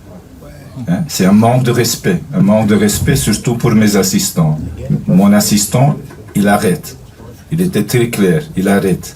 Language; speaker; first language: French; non-native, fluent; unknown